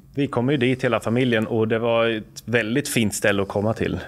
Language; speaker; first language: Swedish; native; Swedish